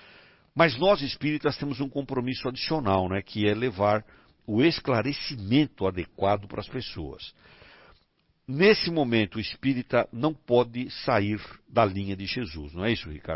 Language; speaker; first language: Portuguese; native; Portuguese